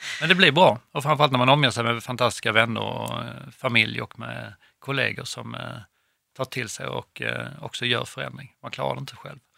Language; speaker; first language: Swedish; native; Swedish